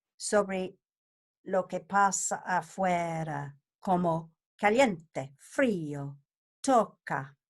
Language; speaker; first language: Spanish; non-native, learner; English